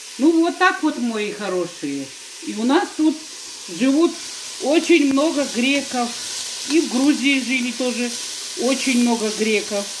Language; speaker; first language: Russian; non-native, local second language; Georgian